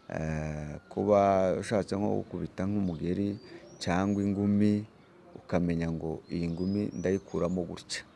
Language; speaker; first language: Kinyarwanda; native; Kinyarwanda